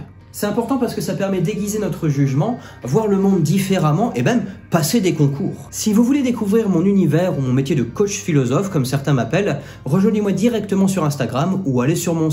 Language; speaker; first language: French; native; French